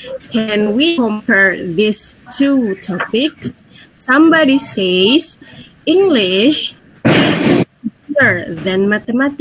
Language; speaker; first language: English; non-native, fluent; Indonesian